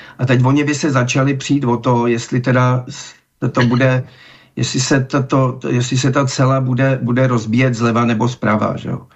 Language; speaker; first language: Czech; native; Czech